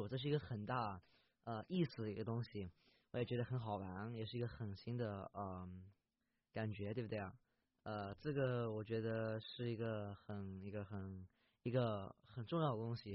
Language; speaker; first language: Chinese; early bilingual, heritage; Chinese